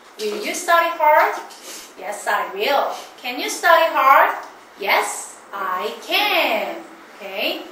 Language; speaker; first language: English; non-native, fluent; Korean